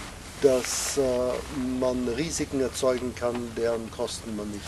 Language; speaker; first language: German; non-native, fluent; English